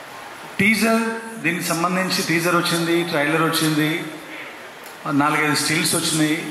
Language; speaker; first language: Telugu; native; Telugu